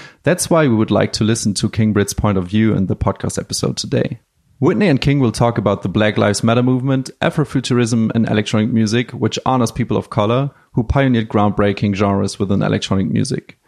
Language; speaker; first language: English; non-native, fluent; German